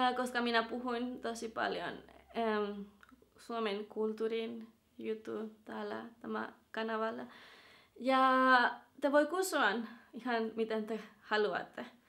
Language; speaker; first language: Finnish; non-native, learner; Spanish